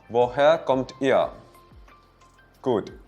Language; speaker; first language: German; non-native, fluent; Malayalam